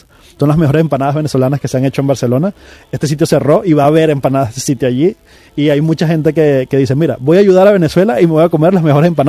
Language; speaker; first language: Spanish; native; Spanish